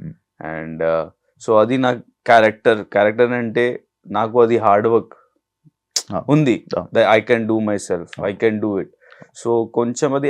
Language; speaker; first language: Telugu; non-native, learner; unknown